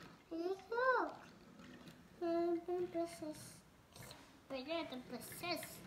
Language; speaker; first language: Dutch; early bilingual, other home language; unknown